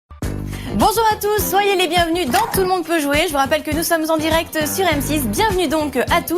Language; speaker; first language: French; native; French